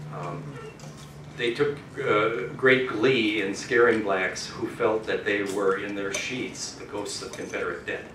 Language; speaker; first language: English; native; English